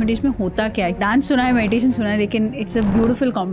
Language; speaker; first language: Hindi; native; Hindi